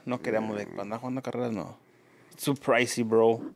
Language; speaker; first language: Spanish; early bilingual, heritage; Spanish